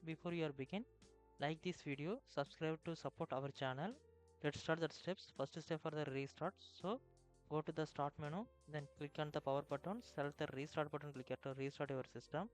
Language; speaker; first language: English; non-native, learner; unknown